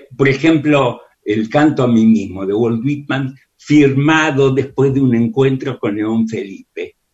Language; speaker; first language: Spanish; early bilingual, other home language; Russian